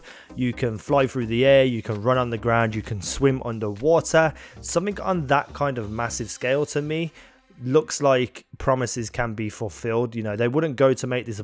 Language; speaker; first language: English; native; English